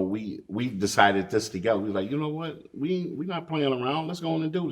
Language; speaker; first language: English; native; English